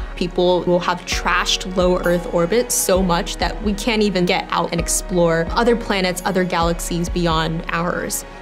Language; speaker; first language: English; native; English